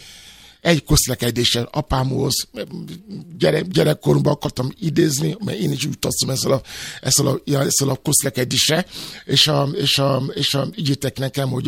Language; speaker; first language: Hungarian; non-native, fluent; Yoruba